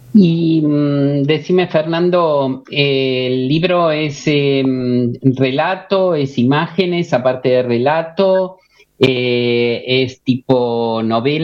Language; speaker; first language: Spanish; native; Spanish